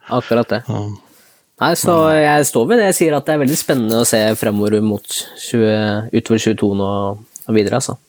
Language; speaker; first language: Norwegian; early bilingual, other home language; Spanish